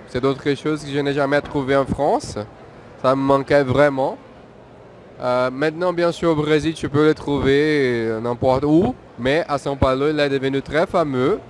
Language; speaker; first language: French; non-native, fluent; Portuguese